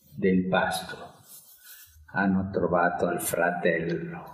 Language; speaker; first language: Italian; early bilingual, heritage; Spanish